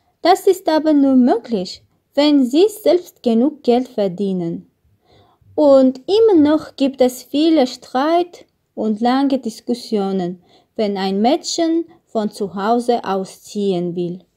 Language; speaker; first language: German; non-native, learner; Armenian